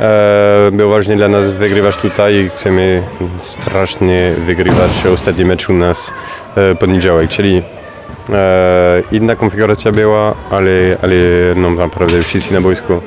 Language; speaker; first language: Polish; non-native, fluent; French